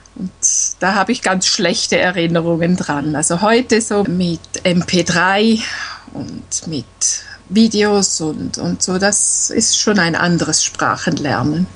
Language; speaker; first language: German; native; German